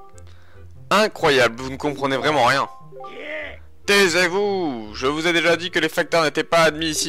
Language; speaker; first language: French; native; French